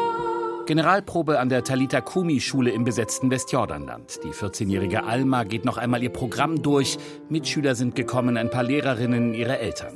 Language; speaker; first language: German; native; German